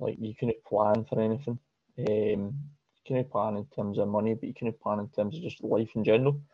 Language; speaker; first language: English; native; English